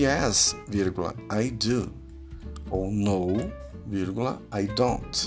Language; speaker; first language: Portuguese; native; Portuguese